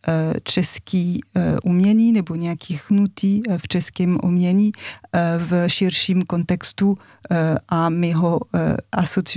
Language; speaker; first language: Czech; non-native, fluent; French